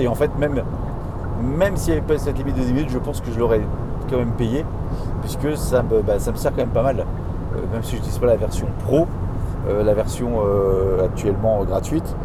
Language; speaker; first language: French; native; French